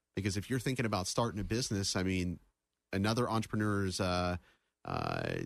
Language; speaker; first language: English; native; English